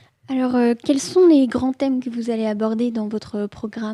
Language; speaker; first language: French; native; French